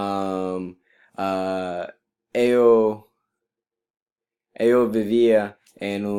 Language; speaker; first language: Spanish; non-native, learner; English